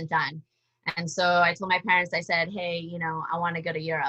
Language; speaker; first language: English; early bilingual, other home language; Spanish